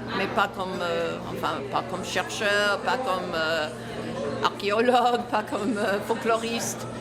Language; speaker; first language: French; non-native, fluent; English